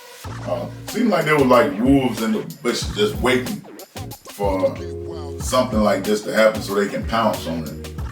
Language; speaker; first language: English; native; English